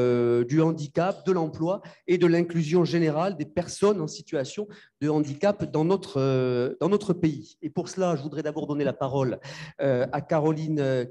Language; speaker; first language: French; native; French